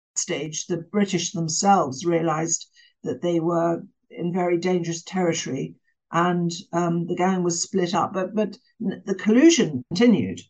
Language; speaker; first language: English; native; English